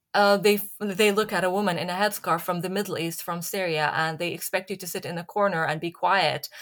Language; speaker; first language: English; non-native, fluent; Arabic